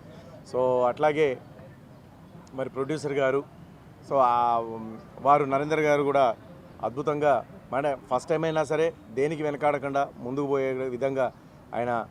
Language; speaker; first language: Telugu; native; Telugu